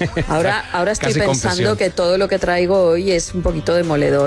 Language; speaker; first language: Spanish; native; Spanish